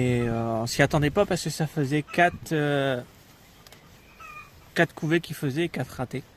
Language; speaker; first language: French; native; French